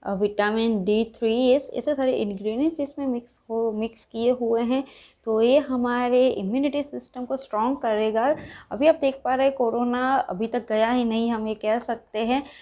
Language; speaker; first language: Hindi; non-native, local second language; Gujarati